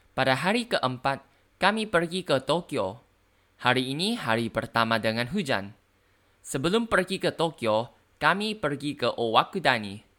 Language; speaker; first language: Indonesian; non-native, learner; Thai